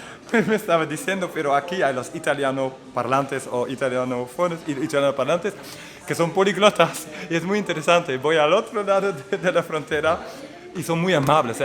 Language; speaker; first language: Spanish; non-native, fluent; Dutch